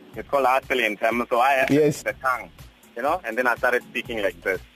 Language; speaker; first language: English; non-native, local second language; Zulu